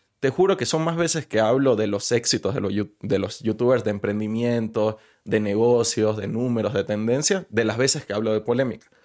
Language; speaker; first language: Spanish; native; Spanish